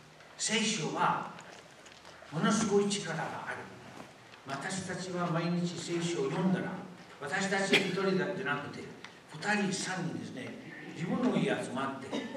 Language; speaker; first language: Japanese; non-native, fluent; Spanish